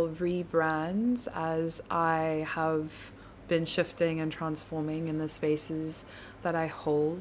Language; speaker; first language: English; native; English